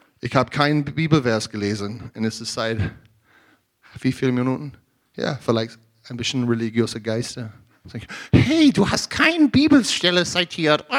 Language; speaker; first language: German; non-native, learner; English